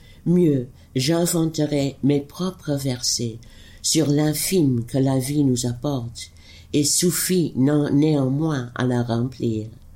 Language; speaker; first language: French; non-native, fluent; English